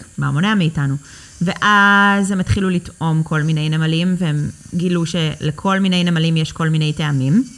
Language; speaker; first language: Hebrew; native; Hebrew